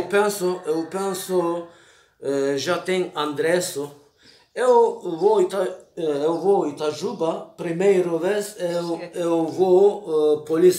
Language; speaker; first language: Portuguese; non-native, learner; Turkish